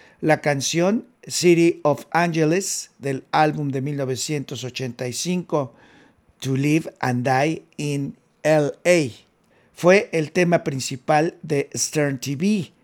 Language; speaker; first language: Spanish; native; Spanish